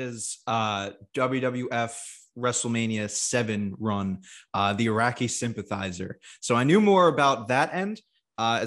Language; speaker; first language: English; native; English